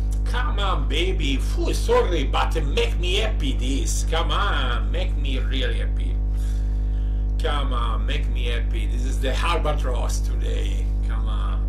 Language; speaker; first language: English; non-native, learner; Italian